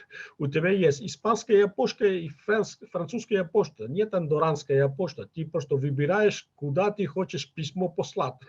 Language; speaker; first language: Russian; non-native, fluent; Catalan